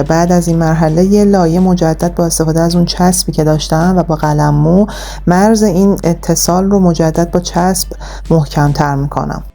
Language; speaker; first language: Persian; native; Persian